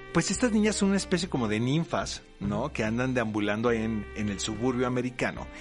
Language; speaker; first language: Spanish; native; Spanish